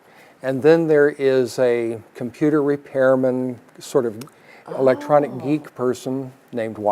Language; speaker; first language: English; native; English